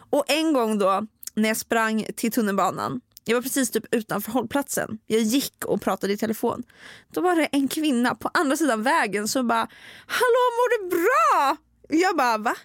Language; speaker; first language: Swedish; native; Swedish